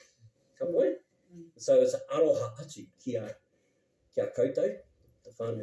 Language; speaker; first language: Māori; non-native, local second language; English